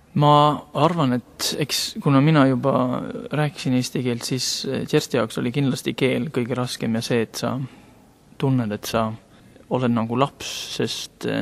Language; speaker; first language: Estonian; non-native, fluent; Norwegian